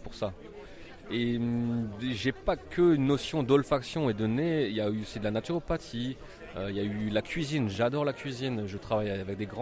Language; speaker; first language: French; native; French